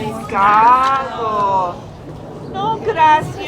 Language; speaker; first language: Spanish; early bilingual, heritage; Spanish